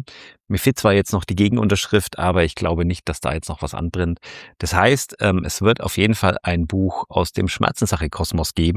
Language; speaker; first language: German; native; German